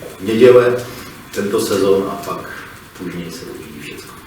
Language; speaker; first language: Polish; non-native, learner; Czech